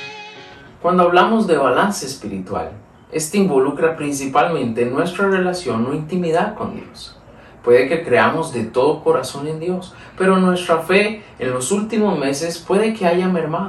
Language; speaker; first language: Spanish; native; Spanish